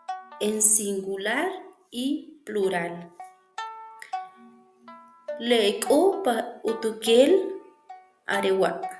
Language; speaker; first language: Spanish; non-native, local second language; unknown